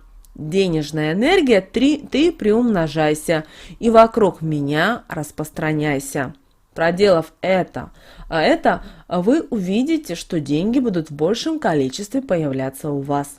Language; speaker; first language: Russian; native; Russian